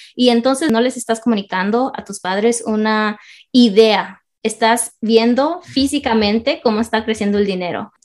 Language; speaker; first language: Spanish; early bilingual, heritage; Spanish